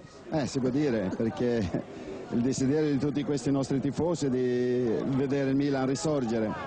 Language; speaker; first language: Italian; non-native, fluent; Swedish